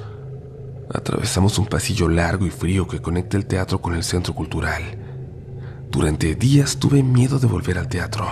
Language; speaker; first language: Spanish; native; Spanish